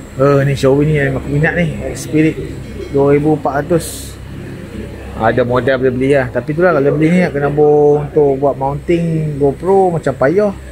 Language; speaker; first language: Malay; native; Malay